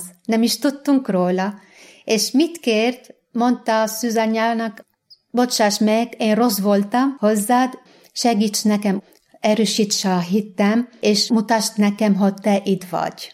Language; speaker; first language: Hungarian; non-native, fluent; Arabic